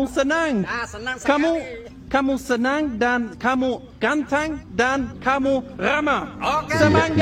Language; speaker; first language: Indonesian; non-native, learner; English